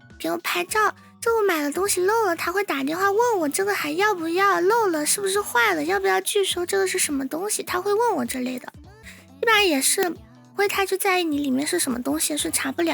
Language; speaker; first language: Chinese; native; Chinese